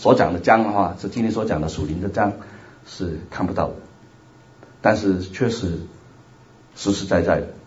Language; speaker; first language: Chinese; non-native, local second language; Cantonese